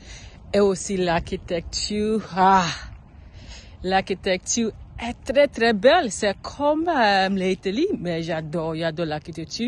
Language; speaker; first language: French; non-native, learner; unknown